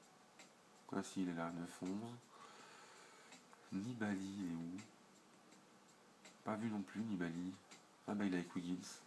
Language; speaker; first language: French; native; French